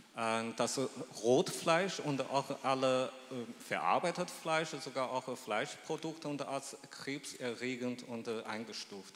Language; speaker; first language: German; non-native, fluent; Chinese